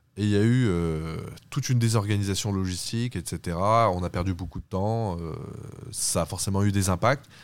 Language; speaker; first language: French; early bilingual, other home language; Turkish